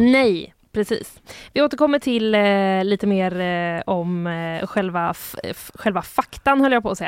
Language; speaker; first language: Swedish; native; Swedish